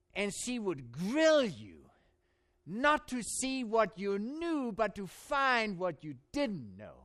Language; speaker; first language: English; non-native, fluent; German